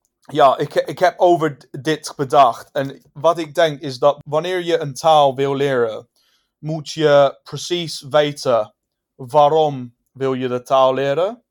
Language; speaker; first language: Dutch; non-native, fluent; English